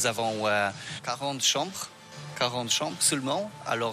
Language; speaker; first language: French; non-native, learner; Polish